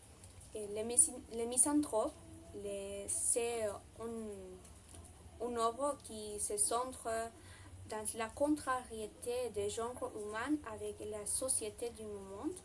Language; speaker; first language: French; non-native, learner; Spanish